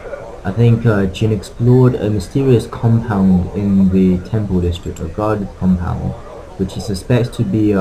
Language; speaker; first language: English; native; English